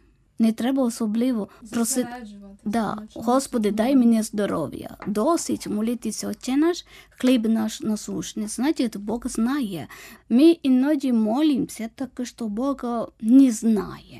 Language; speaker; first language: Ukrainian; non-native, learner; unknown